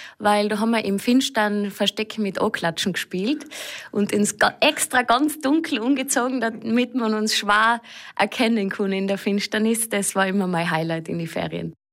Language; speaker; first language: German; native; German